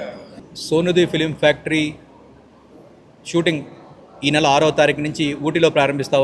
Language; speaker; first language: Telugu; native; Telugu